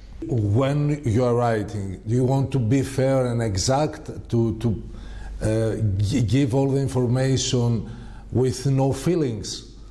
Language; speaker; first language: English; non-native, fluent; Greek